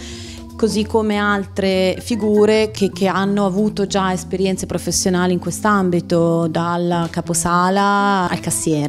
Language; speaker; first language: Italian; native; Italian